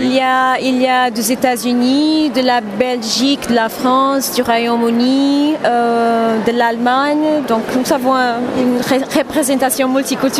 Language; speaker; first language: French; non-native, fluent; Portuguese